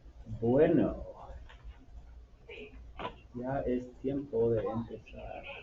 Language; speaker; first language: Spanish; non-native, fluent; English